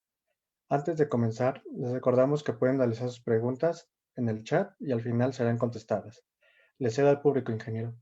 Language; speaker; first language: Spanish; native; Spanish